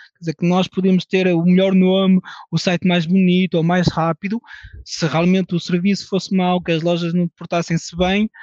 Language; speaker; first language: Portuguese; early bilingual, heritage; French